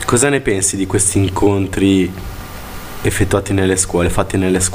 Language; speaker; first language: Italian; native; Italian